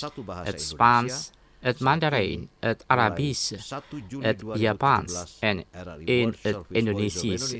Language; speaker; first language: Dutch; non-native, learner; Indonesian